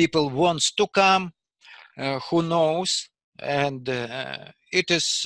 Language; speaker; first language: English; non-native, learner; Russian